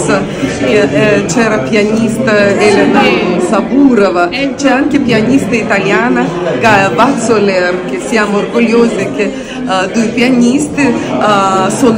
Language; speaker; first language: Italian; non-native, fluent; Russian